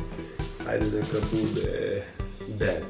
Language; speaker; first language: Bosnian; native; Bosnian